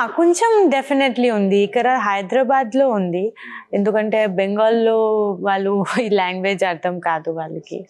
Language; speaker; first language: Telugu; non-native, local second language; Bangla